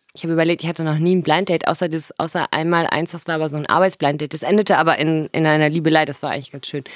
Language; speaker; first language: German; native; German